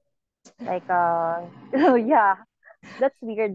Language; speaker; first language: English; non-native, local second language; Cebuano